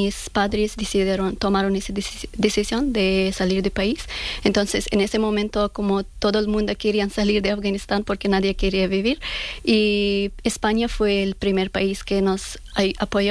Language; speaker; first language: Spanish; non-native, fluent; Persian